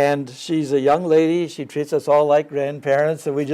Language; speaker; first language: English; native; English